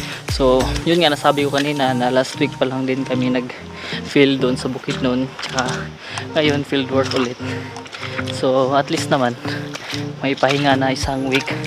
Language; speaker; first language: Filipino; non-native, local second language; Cebuano